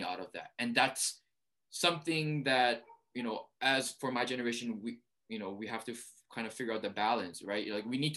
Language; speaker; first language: English; early bilingual, other home language; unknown